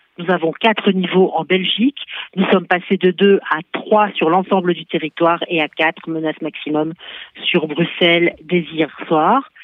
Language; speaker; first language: French; native; French